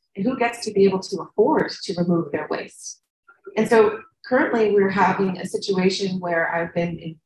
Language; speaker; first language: English; native; English